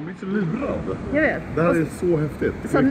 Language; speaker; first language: Swedish; native; Swedish